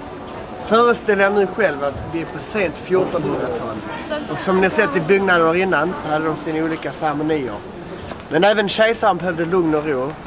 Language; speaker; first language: Swedish; native; Swedish